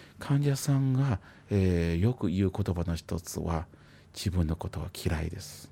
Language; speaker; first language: Japanese; non-native, fluent; Chinese